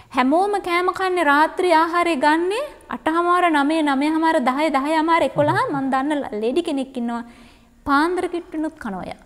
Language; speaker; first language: Sinhala; native; Sinhala